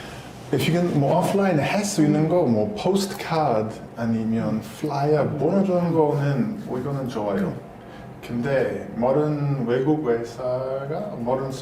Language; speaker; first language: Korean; non-native, learner; English